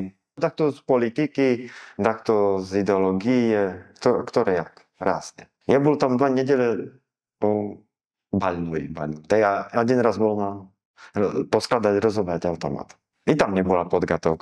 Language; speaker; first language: Russian; non-native, learner; Slovak